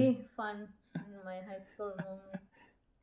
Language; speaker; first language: English; non-native, local second language; Cebuano